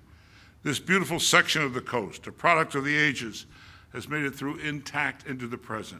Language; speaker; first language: English; native; English